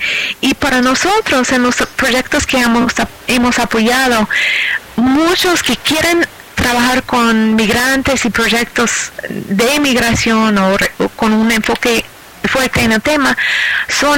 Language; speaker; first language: Spanish; non-native, fluent; English